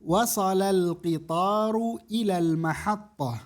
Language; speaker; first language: Arabic; non-native, fluent; Indonesian